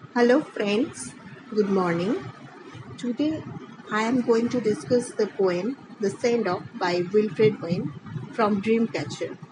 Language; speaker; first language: English; non-native, local second language; Bangla